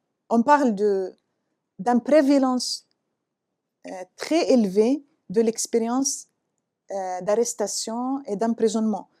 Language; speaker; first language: French; non-native, fluent; Arabic